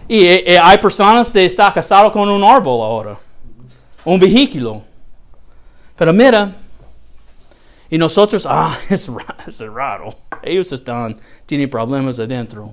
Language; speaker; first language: Spanish; non-native, learner; English